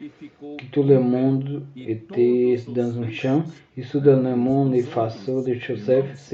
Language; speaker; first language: French; non-native, learner; Portuguese